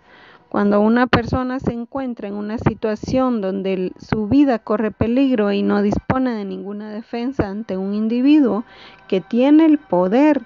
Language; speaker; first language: Spanish; native; Spanish